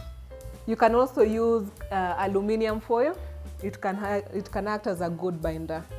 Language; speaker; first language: English; non-native, local second language; Swahili